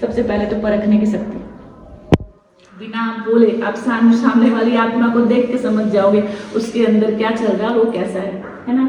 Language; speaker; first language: Hindi; native; Hindi